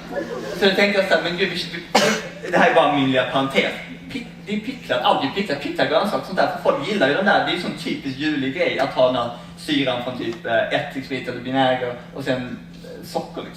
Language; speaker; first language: Swedish; native; Swedish